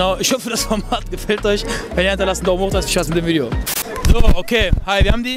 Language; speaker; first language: German; early bilingual, other home language; Turkish